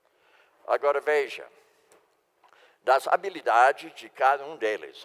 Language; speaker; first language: Portuguese; non-native, fluent; English